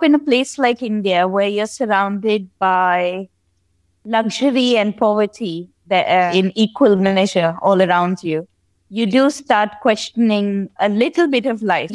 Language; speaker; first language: English; non-native, local second language; Hindi